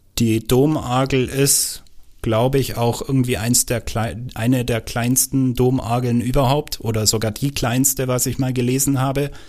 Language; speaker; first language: German; native; German